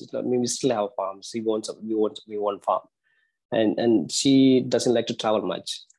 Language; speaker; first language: English; non-native, local second language; Tamil